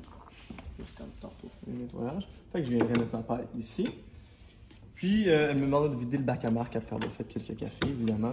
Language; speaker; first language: French; native; French